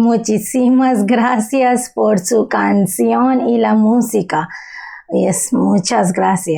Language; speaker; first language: Spanish; non-native, learner; Bangla